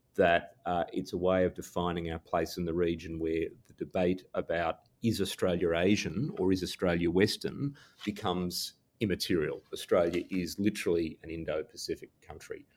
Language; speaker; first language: English; native; English